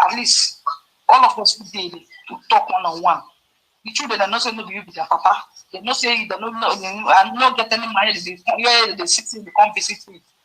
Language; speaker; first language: Nigerian Pidgin; non-native, local second language; Yoruba